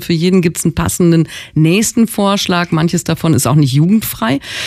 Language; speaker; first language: German; native; German